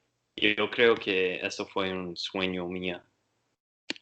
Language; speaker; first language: Spanish; non-native, learner; English